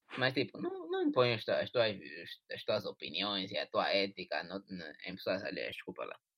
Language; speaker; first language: Portuguese; native; Portuguese